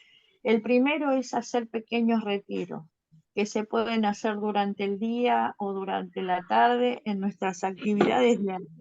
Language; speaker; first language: Spanish; native; Spanish